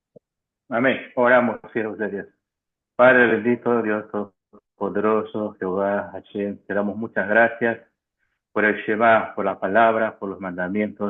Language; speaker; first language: Spanish; native; Spanish